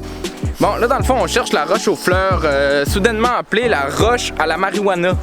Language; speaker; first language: French; native; French